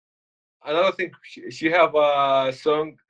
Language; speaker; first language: English; non-native, learner; Arabic